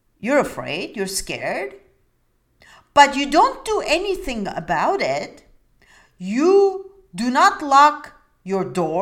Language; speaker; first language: English; non-native, fluent; Turkish